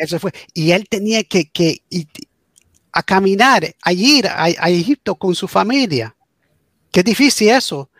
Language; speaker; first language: Spanish; early bilingual, heritage; English